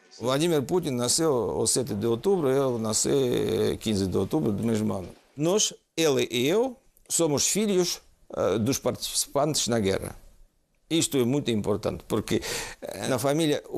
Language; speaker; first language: Portuguese; non-native, fluent; Russian